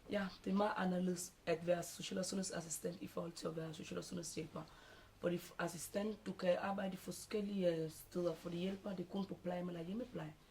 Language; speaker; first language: Danish; early bilingual, other home language; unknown